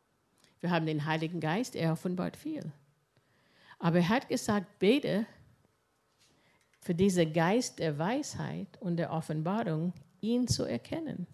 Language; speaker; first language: German; non-native, fluent; English